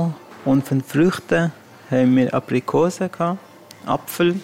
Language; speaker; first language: German; non-native, fluent; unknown